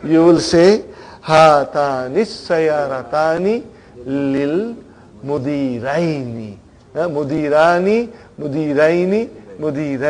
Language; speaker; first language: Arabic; non-native, fluent; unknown